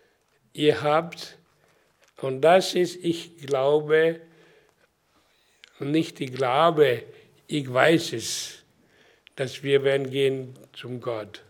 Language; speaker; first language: German; non-native, learner; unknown